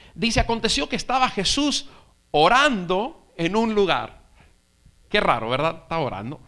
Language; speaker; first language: Spanish; native; Spanish